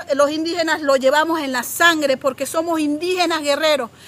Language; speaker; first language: Spanish; non-native, local second language; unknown